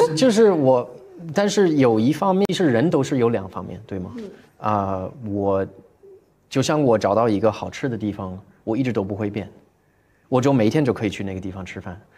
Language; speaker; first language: Chinese; non-native, fluent; English